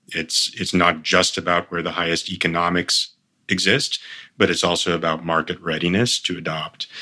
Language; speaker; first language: English; early bilingual, other home language; Armenian